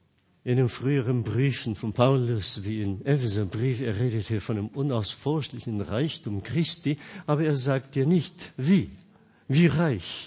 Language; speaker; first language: German; non-native, fluent; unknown